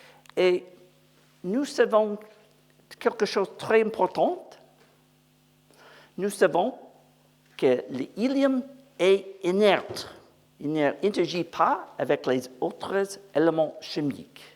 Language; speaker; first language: French; non-native, learner; English